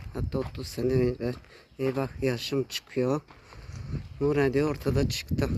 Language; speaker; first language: Turkish; early bilingual, heritage; Turkish